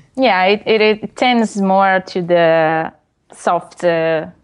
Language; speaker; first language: English; non-native, fluent; Portuguese